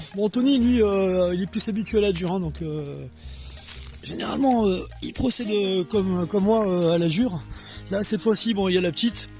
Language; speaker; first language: French; native; French